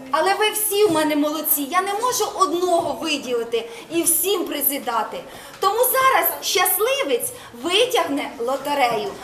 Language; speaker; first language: Ukrainian; native; Ukrainian